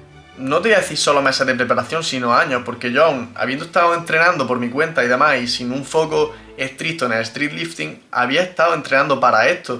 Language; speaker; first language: Spanish; native; Spanish